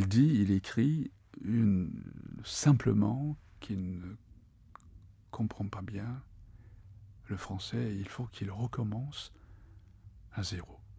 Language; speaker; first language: French; non-native, fluent; Japanese